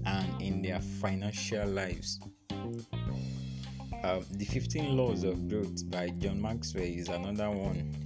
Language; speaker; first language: English; non-native, local second language; Yoruba